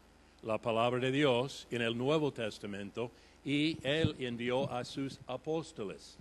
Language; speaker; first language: Spanish; non-native, fluent; English